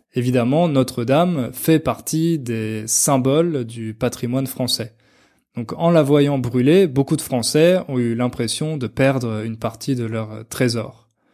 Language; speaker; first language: French; native; French